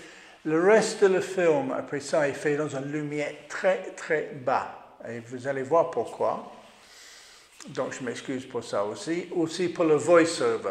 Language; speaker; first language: French; non-native, learner; English